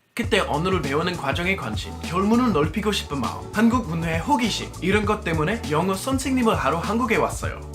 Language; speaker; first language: Korean; non-native, fluent; English